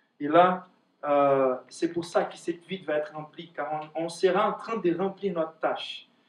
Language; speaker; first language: French; non-native, fluent; Portuguese